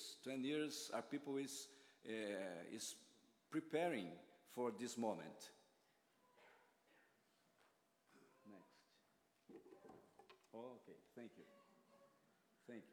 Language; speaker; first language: English; non-native, learner; Portuguese